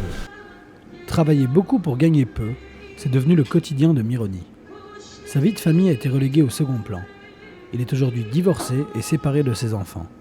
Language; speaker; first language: French; native; French